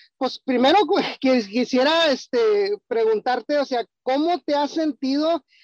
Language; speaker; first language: Spanish; native; Spanish